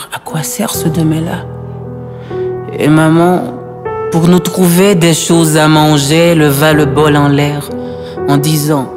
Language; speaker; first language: French; non-native, local second language; Haitian Creole